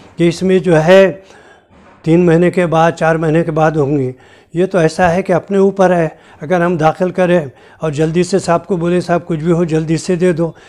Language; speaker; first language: Hindi; non-native, local second language; Urdu